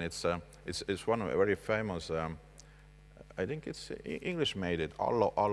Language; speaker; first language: English; non-native, fluent; Estonian